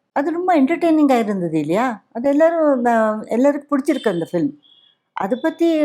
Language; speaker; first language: Tamil; non-native, fluent; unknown